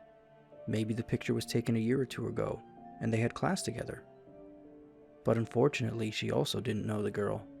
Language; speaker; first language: English; native; English